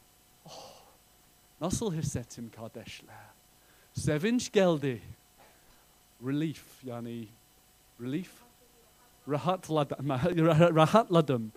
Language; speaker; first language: Turkish; non-native, fluent; English